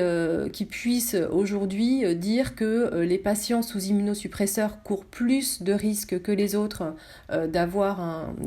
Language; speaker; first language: French; native; French